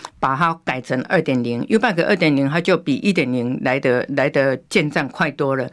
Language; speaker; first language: Chinese; native; Chinese